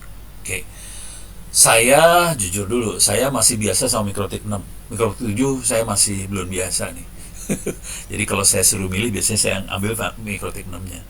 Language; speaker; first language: Indonesian; native; Indonesian